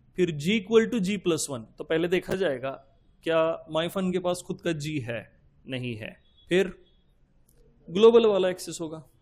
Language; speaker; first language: Hindi; non-native, local second language; Marathi